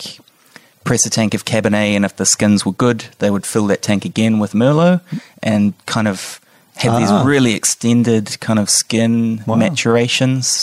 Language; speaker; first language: English; native; English